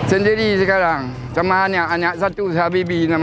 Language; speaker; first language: Indonesian; non-native, local second language; Achinese